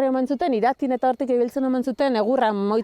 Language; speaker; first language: Basque; native; Basque